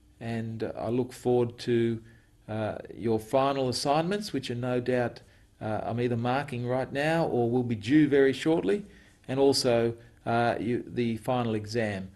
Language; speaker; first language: English; native; English